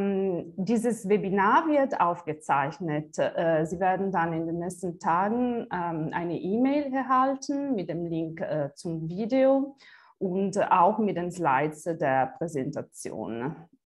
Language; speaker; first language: German; non-native, fluent; Italian